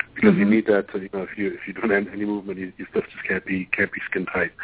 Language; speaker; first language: English; non-native, fluent; German